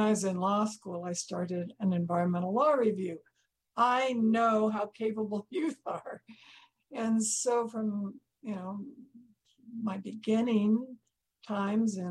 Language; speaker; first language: English; native; English